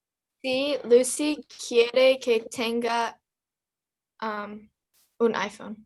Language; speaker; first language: Spanish; non-native, learner; English